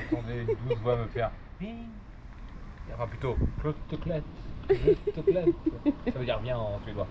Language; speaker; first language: French; native; French